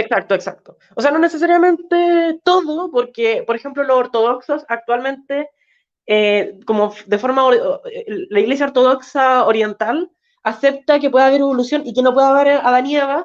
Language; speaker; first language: Spanish; native; Spanish